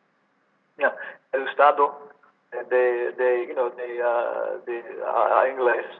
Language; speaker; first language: Spanish; non-native, fluent; English